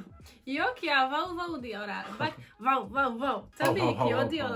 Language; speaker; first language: Turkish; non-native, learner; Hungarian